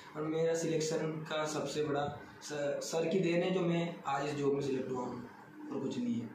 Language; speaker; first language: Hindi; native; Hindi